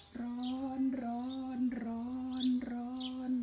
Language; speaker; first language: Thai; native; Thai